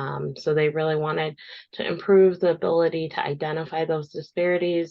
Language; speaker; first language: English; native; English